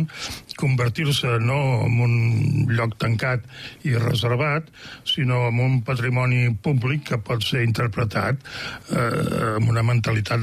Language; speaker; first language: Catalan; native; Catalan